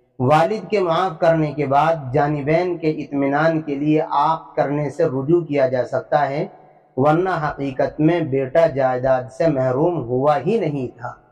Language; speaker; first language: Urdu; native; Urdu